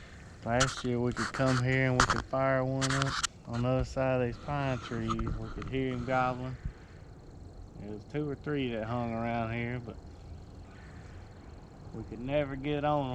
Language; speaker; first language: English; native; English